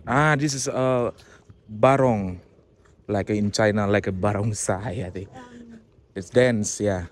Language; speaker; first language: English; non-native, learner; Balinese